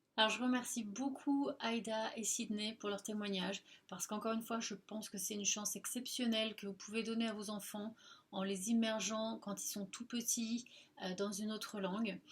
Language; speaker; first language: French; native; French